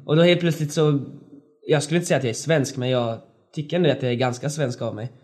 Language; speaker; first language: Swedish; native; Swedish